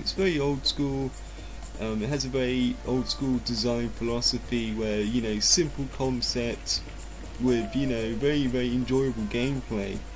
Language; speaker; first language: English; native; English